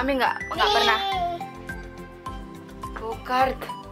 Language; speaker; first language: Indonesian; native; Indonesian